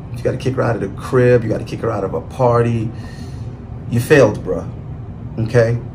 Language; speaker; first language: English; native; English